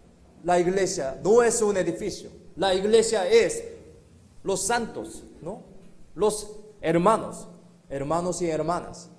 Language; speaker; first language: Spanish; non-native, learner; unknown